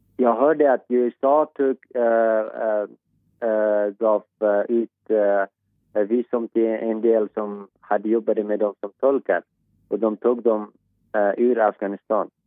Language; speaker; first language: Swedish; non-native, fluent; Persian